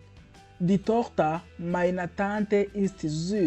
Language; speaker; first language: German; non-native, fluent; Kinyarwanda